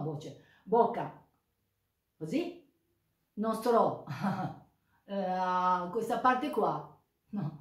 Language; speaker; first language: Italian; non-native, learner; Japanese